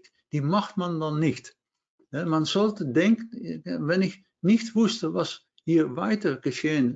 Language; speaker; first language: German; non-native, learner; Dutch